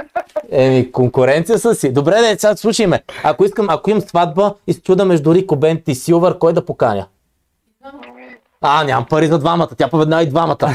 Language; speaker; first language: Bulgarian; native; Bulgarian